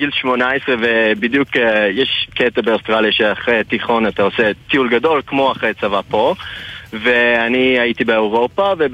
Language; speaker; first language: Hebrew; non-native, fluent; English